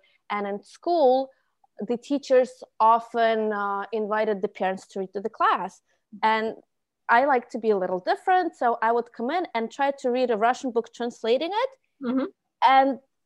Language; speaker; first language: English; non-native, fluent; Russian